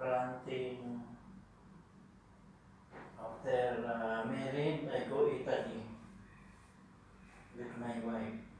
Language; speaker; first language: English; non-native, learner; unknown